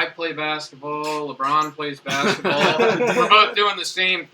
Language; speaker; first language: English; native; English